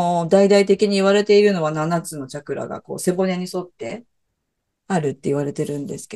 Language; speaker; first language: Japanese; native; Japanese